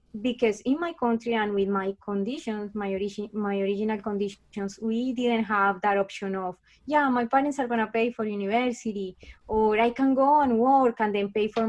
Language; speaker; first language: English; non-native, fluent; Spanish